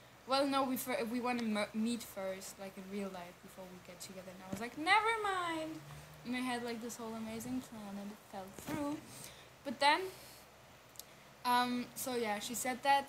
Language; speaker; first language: English; non-native, fluent; German